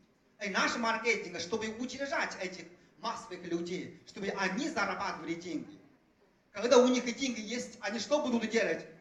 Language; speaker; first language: Russian; non-native, fluent; Chinese